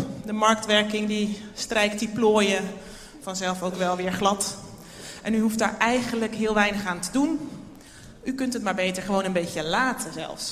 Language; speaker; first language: Dutch; native; Dutch